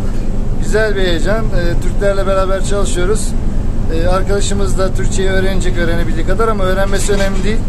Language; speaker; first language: Turkish; native; Turkish